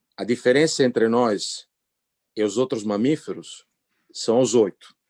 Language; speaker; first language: Portuguese; non-native, fluent; Italian